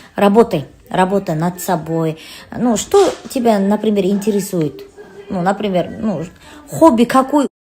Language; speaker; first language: Russian; non-native, local second language; Kazakh